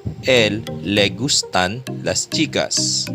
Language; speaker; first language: Spanish; non-native, fluent; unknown